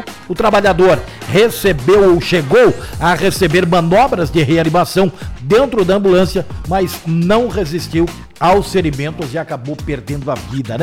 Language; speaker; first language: Portuguese; native; Portuguese